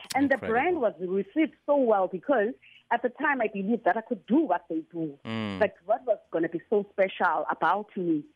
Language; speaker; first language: English; non-native, local second language; Xhosa